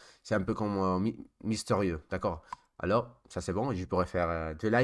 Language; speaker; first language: French; non-native, learner; Spanish